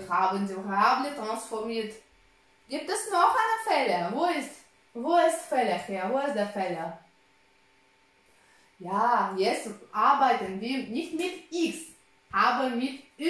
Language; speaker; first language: German; non-native, fluent; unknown